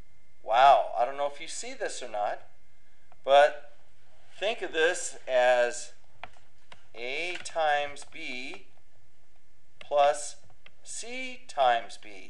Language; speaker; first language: English; native; English